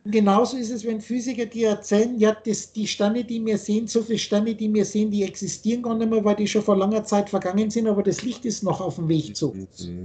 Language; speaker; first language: German; native; German